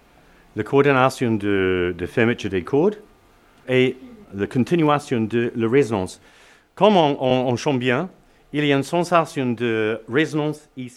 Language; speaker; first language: French; non-native, learner; English